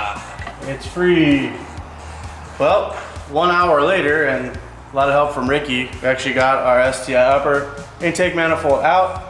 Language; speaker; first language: English; native; English